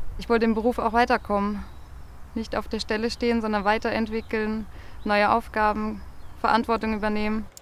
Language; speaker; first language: German; native; German